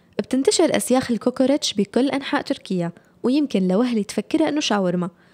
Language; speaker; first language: Arabic; native; Arabic